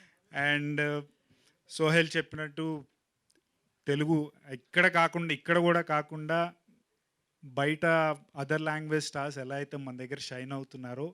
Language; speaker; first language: Telugu; native; Telugu